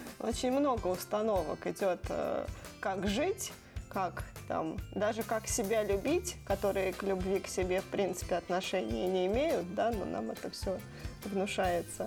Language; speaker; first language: Russian; native; Russian